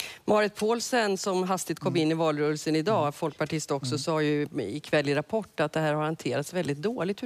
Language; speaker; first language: Swedish; native; Swedish